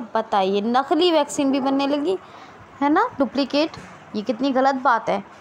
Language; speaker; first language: Hindi; native; Hindi